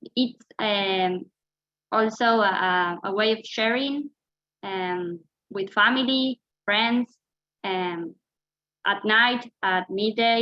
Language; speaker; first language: English; non-native, fluent; Spanish